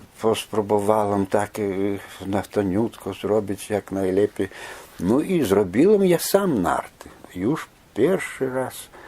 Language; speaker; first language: Polish; non-native, fluent; Belarusian